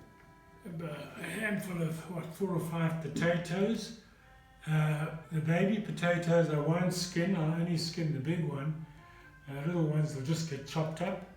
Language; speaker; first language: English; native; English